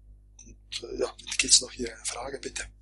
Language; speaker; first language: German; non-native, fluent; Croatian